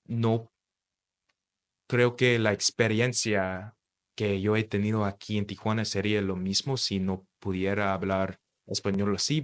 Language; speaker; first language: Spanish; non-native, fluent; English